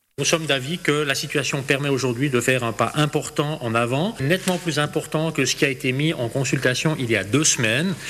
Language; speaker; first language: French; native; French